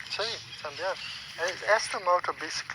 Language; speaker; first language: Spanish; non-native, learner; English